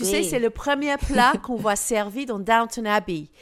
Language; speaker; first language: French; non-native, fluent; English